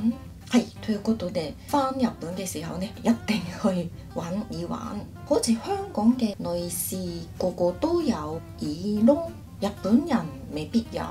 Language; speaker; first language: Cantonese; non-native, fluent; Japanese